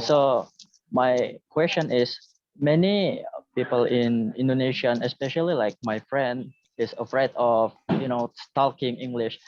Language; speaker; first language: English; non-native, learner; Indonesian